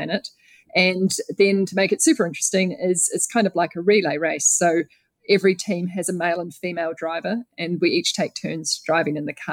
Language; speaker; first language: English; native; English